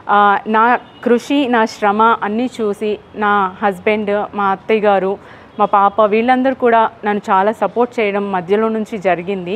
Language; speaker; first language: Telugu; native; Telugu